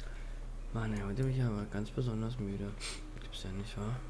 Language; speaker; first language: German; native; German